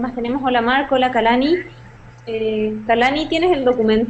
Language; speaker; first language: Spanish; native; Spanish